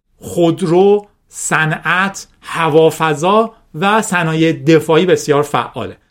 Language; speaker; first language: Persian; non-native, local second language; Azerbaijani